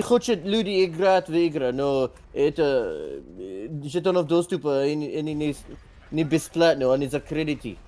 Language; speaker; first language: Russian; non-native, learner; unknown